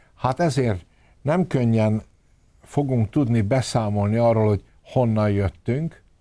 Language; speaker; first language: Hungarian; native; Hungarian